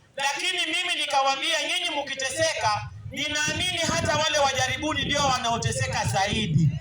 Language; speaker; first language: Swahili; non-native, local second language; Giryama